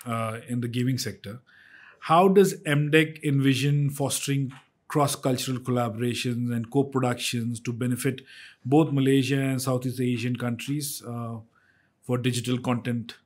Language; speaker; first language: English; non-native, local second language; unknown